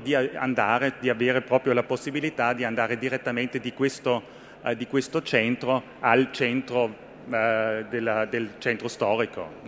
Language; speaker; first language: Italian; non-native, fluent; German